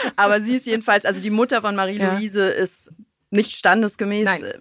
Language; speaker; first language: German; native; German